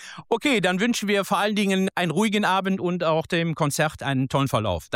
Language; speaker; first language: German; native; German